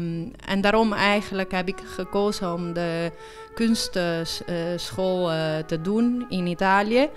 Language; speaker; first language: Dutch; early bilingual, heritage; Italian